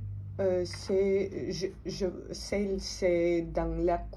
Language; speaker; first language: French; non-native, fluent; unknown